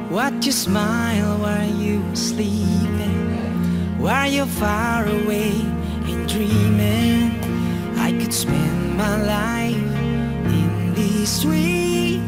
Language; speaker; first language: English; non-native, learner; Indonesian